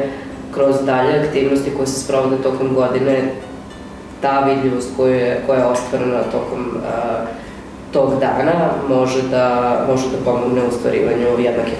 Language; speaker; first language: Serbian; native; Serbian